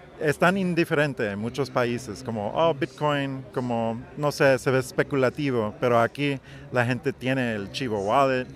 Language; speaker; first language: Spanish; non-native, learner; English